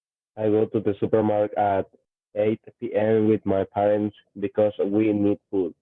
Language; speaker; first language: English; non-native, learner; Spanish